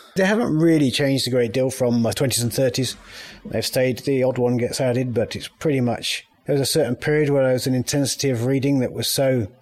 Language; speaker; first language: English; native; English